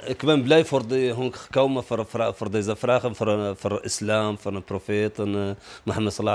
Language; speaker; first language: Dutch; non-native, learner; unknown